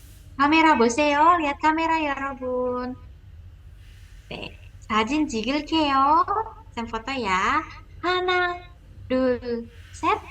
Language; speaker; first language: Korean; non-native, fluent; Indonesian